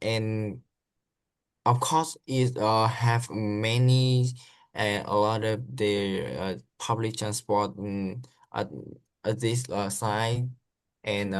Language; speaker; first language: English; non-native, learner; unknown